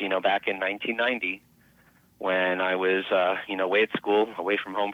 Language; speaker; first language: English; native; English